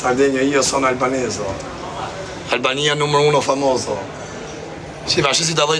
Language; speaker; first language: Italian; non-native, learner; Albanian